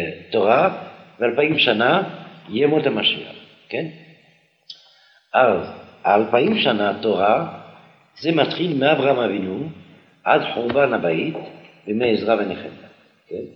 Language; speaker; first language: Hebrew; non-native, fluent; French